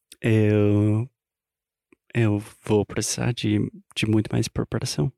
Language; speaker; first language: Portuguese; non-native, fluent; English